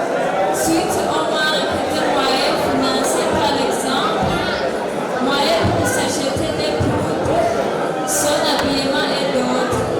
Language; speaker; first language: French; non-native, local second language; Rundi